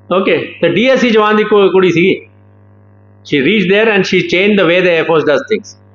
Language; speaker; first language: Hindi; non-native, local second language; Punjabi